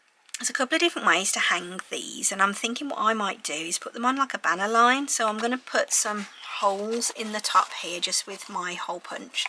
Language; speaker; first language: English; native; English